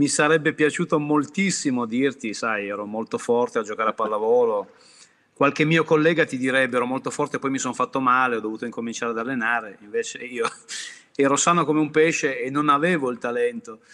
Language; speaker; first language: Italian; native; Italian